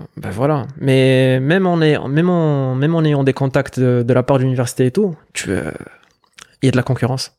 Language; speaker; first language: French; non-native, local second language; Arabic